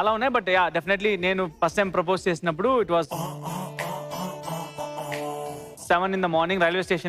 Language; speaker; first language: Telugu; native; Telugu